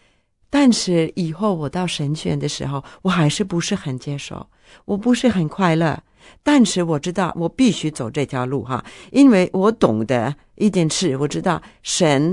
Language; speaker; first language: Chinese; non-native, fluent; Norwegian